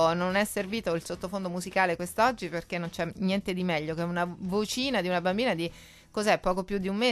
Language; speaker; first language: Italian; native; Italian